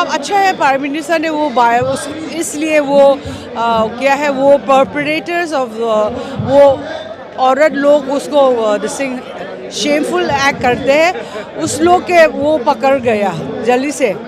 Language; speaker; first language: Hindi; non-native, local second language; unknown